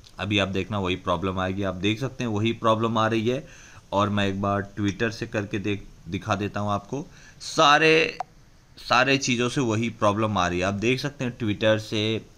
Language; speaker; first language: Hindi; native; Hindi